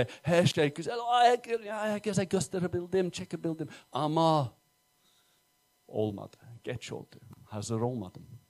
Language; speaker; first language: Turkish; non-native, fluent; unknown